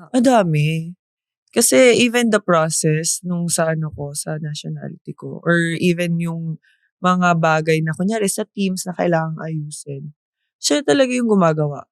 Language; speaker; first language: Filipino; native; Filipino